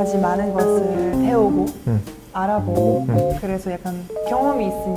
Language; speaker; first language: Korean; non-native, fluent; Russian